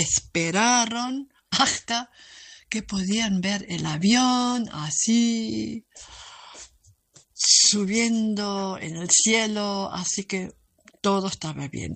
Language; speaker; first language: Spanish; non-native, fluent; German